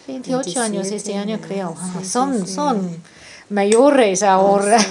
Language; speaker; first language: Spanish; non-native, fluent; English